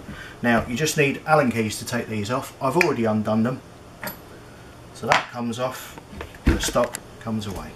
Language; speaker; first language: English; native; English